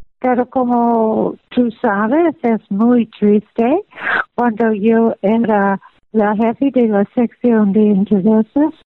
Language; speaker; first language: Spanish; non-native, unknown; English